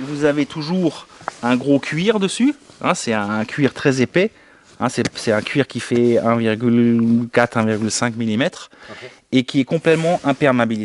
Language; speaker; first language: French; native; French